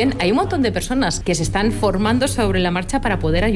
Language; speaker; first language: Spanish; native; Spanish